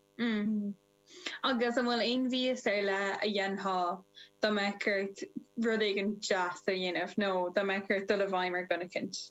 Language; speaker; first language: Irish; non-native, local second language; English